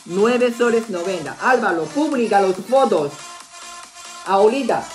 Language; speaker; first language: Spanish; non-native, learner; Chinese